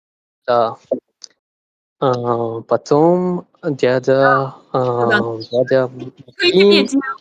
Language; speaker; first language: Russian; non-native, learner; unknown